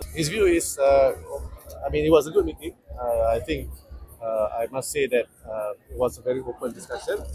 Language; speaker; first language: English; non-native, local second language; Malay